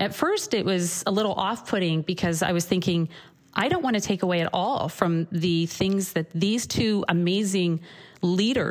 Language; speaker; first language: English; native; English